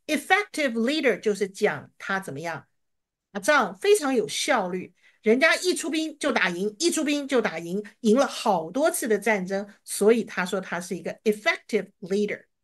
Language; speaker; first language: Chinese; native; Chinese